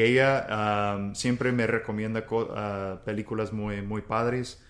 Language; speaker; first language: Spanish; non-native, fluent; English